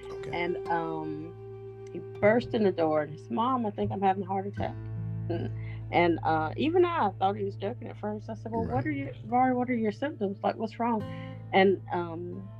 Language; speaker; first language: English; native; English